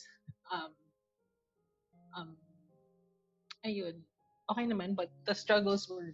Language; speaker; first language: English; non-native, local second language; Filipino